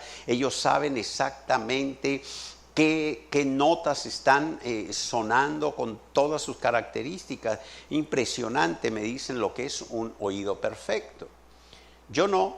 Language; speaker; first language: Spanish; native; Spanish